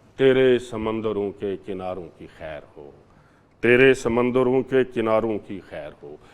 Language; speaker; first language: Urdu; non-native, local second language; Punjabi